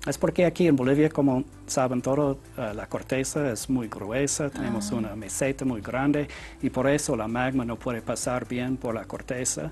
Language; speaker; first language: Spanish; non-native, learner; English